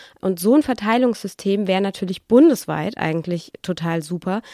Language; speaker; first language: German; native; German